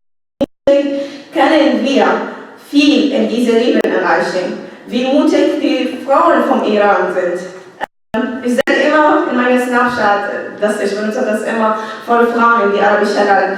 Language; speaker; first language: German; non-native, learner; Arabic